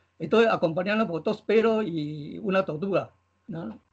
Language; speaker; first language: Spanish; non-native, learner; Chinese